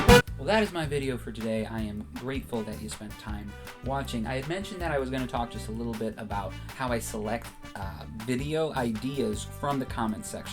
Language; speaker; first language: English; native; English